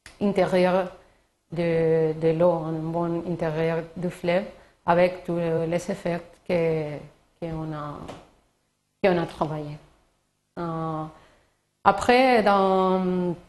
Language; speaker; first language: French; non-native, learner; Spanish